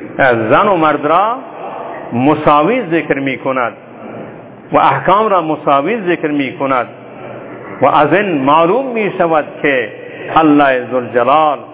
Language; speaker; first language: Persian; non-native, local second language; Turkmen